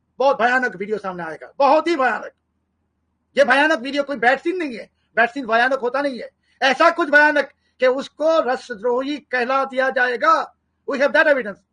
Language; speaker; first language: Hindi; non-native, fluent; Bangla